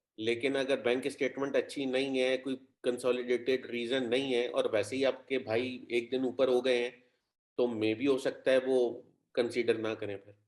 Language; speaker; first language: Urdu; native; Urdu